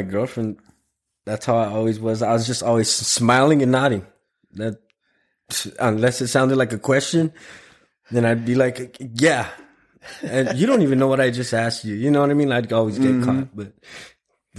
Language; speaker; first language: English; early bilingual, other home language; Spanish